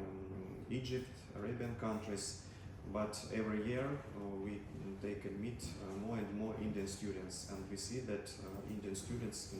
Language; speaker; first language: English; non-native, learner; Russian